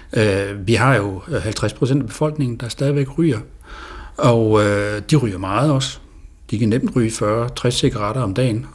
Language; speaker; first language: Danish; native; Danish